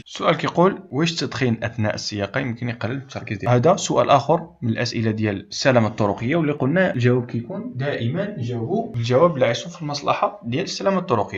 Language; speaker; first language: Arabic; native; Arabic